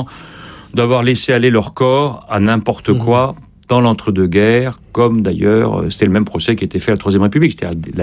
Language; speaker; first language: French; native; French